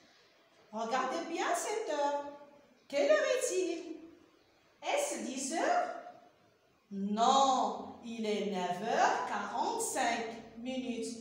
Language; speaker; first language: French; non-native, local second language; Arabic